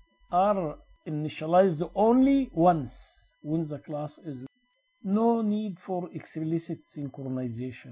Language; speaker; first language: English; non-native, fluent; Arabic